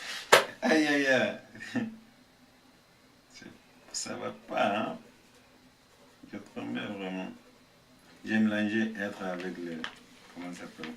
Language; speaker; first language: French; non-native, learner; Arabic